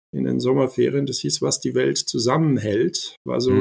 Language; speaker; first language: German; early bilingual, other home language; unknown